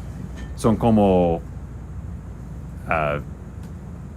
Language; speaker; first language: Spanish; non-native, learner; English